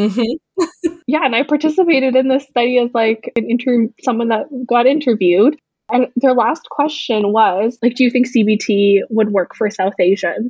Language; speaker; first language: English; native; English